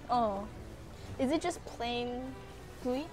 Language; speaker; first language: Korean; non-native, learner; English